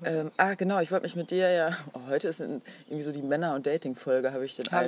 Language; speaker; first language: German; native; German